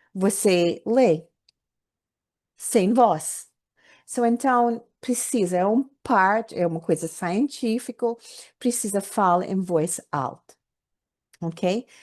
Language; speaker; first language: Portuguese; non-native, learner; English